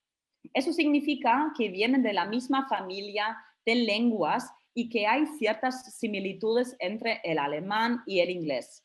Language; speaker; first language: Spanish; non-native, fluent; German